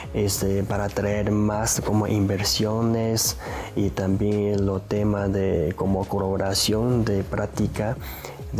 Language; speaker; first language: Spanish; non-native, learner; Chinese